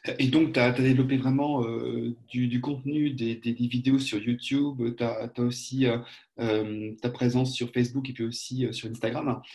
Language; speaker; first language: French; native; French